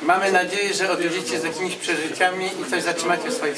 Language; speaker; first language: Polish; native; Polish